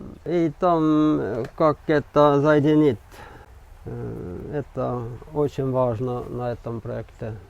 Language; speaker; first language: Russian; non-native, learner; Estonian